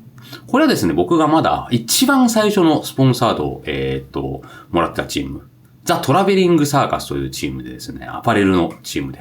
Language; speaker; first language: Japanese; native; Japanese